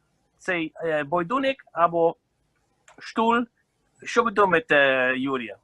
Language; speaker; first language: Ukrainian; non-native, fluent; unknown